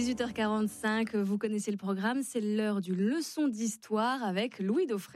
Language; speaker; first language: French; native; French